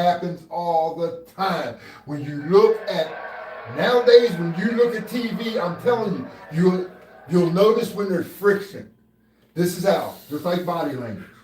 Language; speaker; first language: English; native; English